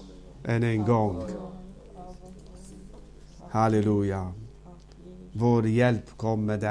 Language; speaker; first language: Swedish; non-native, fluent; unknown